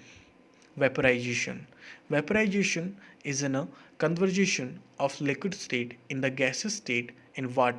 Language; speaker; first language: English; non-native, local second language; Hindi